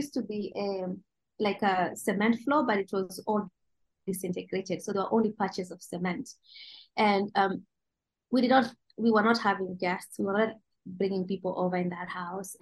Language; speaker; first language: English; non-native, local second language; Kalenjin